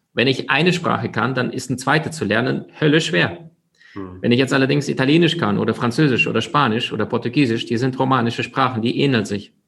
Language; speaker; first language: German; early bilingual, other home language; Russian